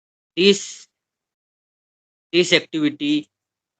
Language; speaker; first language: English; non-native, learner; Hindi